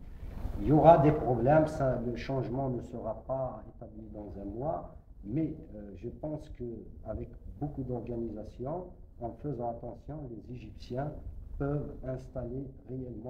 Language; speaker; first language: French; non-native, local second language; Kabyle